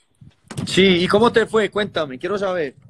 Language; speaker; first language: Spanish; native; Spanish